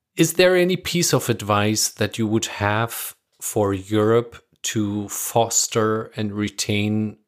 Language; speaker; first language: English; non-native, fluent; Persian